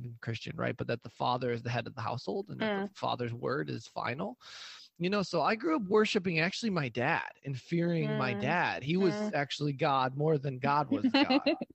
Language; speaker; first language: English; native; English